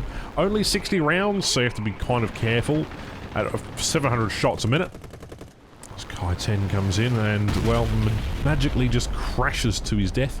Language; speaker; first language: English; native; English